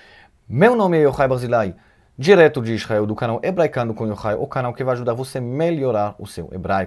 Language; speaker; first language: Portuguese; non-native, fluent; Hebrew